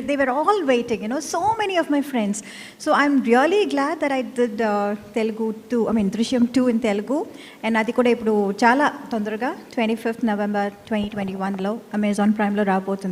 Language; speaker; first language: Telugu; non-native, fluent; Tamil